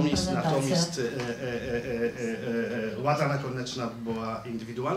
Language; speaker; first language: Ukrainian; native; Ukrainian